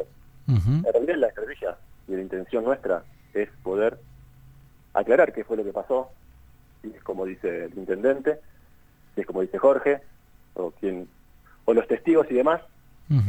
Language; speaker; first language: Spanish; native; Spanish